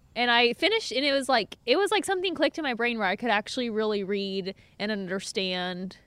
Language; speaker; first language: English; native; English